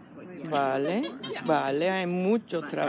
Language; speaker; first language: Spanish; non-native, fluent; English